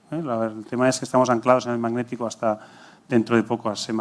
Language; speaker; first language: Spanish; native; Spanish